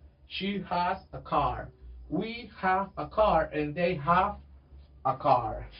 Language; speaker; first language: English; non-native, fluent; Spanish